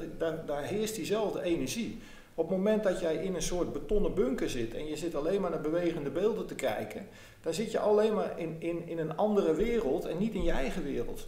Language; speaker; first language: Dutch; native; Dutch